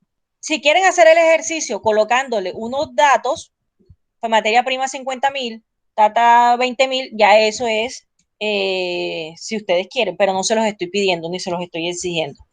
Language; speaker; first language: Spanish; native; Spanish